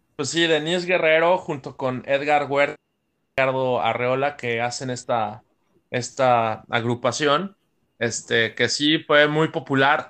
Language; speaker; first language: Spanish; native; Spanish